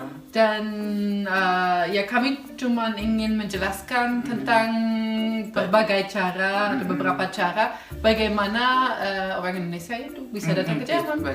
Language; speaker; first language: Indonesian; non-native, fluent; German